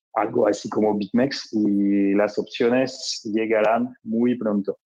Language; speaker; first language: Spanish; non-native, fluent; French